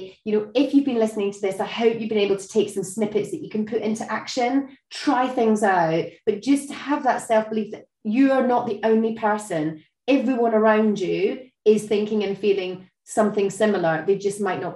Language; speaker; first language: English; native; English